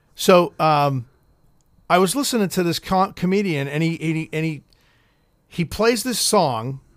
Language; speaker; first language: English; native; English